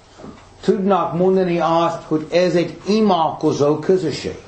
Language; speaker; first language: Hungarian; non-native, fluent; English